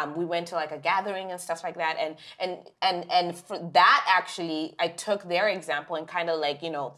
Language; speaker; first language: English; non-native, local second language; Shona